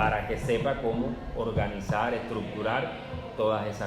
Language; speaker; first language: Spanish; native; Spanish